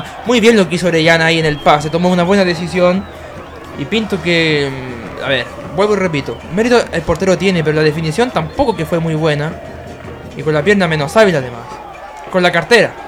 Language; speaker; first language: Spanish; native; Spanish